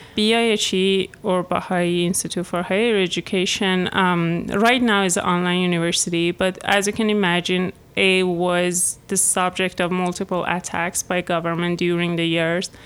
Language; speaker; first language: English; non-native, fluent; Persian